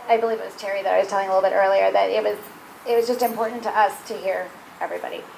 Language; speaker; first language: English; native; English